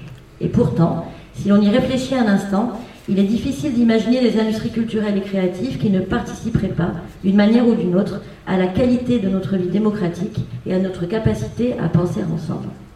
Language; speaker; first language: French; native; French